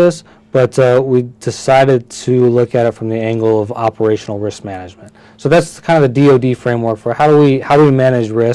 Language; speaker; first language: English; early bilingual, other home language; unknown